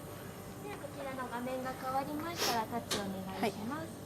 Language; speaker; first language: Japanese; native; Japanese